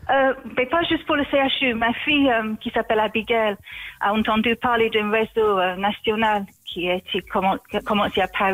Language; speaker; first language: French; non-native, fluent; English